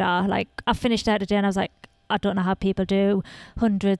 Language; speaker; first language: English; native; English